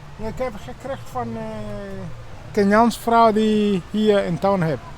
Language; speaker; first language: Dutch; non-native, learner; Kinyarwanda